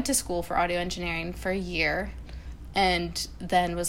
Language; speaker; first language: English; native; English